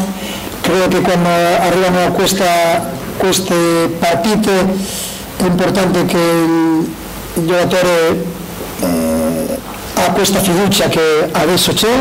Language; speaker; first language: Italian; non-native, learner; Spanish